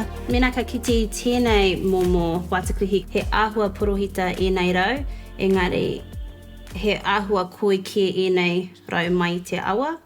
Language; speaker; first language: Māori; non-native, local second language; English